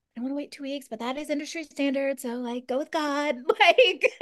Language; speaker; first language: English; native; English